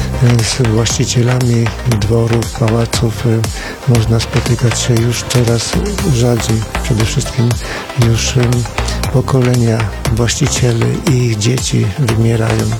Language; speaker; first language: Polish; native; Polish